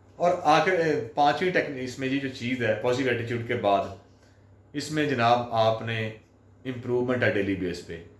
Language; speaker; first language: Urdu; non-native, local second language; Punjabi